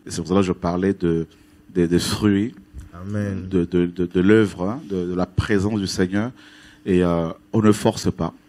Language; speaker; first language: French; native; French